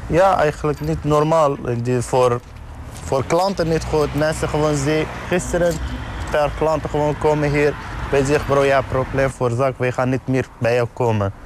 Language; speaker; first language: Dutch; non-native, learner; Arabic